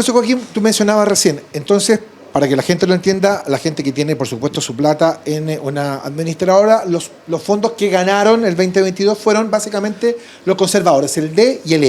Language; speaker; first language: Spanish; native; Spanish